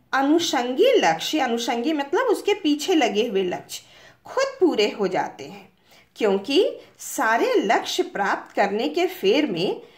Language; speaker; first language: Hindi; native; Hindi